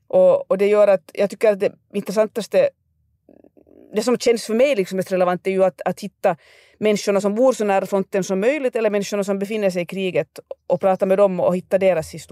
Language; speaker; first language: Swedish; native; Swedish